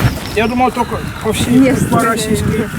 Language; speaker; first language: Russian; native; Russian